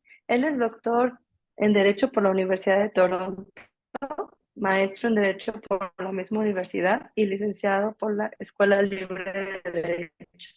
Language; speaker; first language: Spanish; native; Spanish